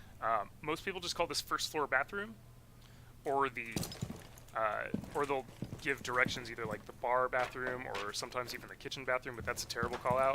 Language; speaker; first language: English; native; English